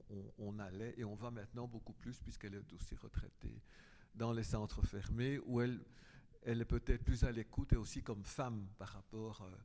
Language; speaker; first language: French; native; French